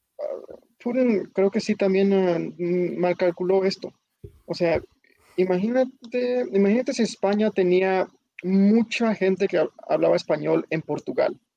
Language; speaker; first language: Spanish; early bilingual, heritage; Spanish